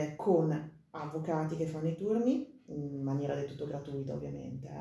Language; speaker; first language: Italian; native; Italian